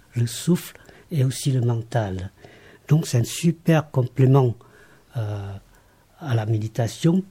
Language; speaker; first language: French; non-native, fluent; Lao